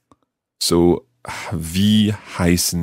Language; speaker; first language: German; non-native, learner; English